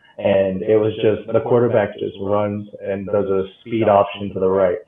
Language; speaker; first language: English; native; English